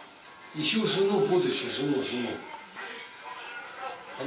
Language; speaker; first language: Russian; non-native, learner; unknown